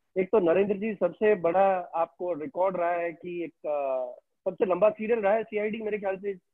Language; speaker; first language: Hindi; native; Hindi